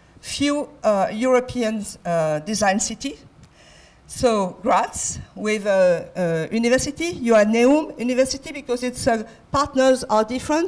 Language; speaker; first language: English; non-native, fluent; French